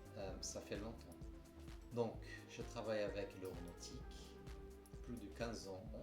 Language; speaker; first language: French; non-native, fluent; Portuguese